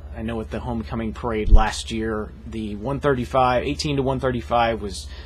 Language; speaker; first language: English; native; English